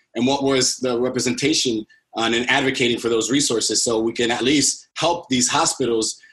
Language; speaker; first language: English; early bilingual, other home language; Spanish